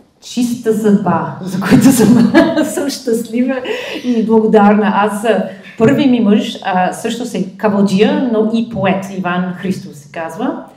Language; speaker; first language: Bulgarian; non-native, fluent; English